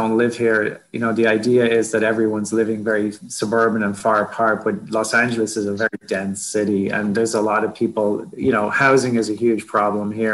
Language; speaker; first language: English; native; English